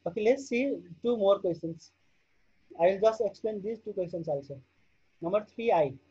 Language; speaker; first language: English; non-native, local second language; Nepali